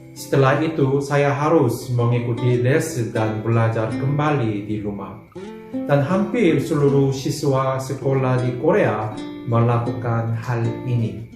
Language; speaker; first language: Indonesian; non-native, fluent; Korean